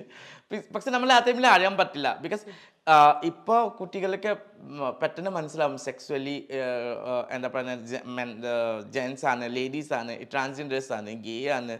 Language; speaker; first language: Malayalam; non-native, learner; Assamese